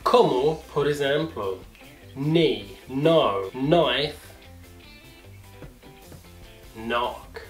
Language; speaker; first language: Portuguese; non-native, fluent; English